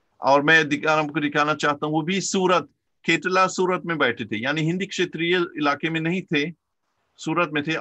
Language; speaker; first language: Hindi; non-native, fluent; German